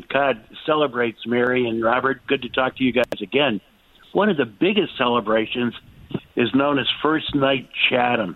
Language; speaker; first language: English; native; English